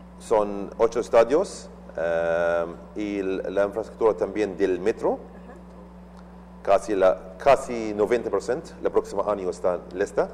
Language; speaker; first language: Spanish; non-native, learner; Arabic